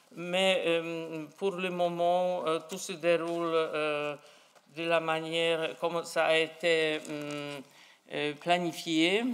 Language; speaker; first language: French; non-native, fluent; Polish